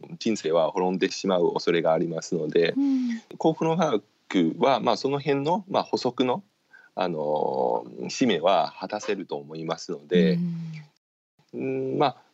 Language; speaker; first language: Japanese; non-native, fluent; Chinese